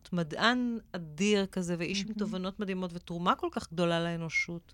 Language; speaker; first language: Hebrew; native; Hebrew